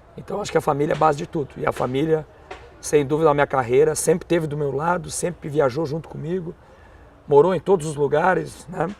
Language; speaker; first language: Portuguese; native; Portuguese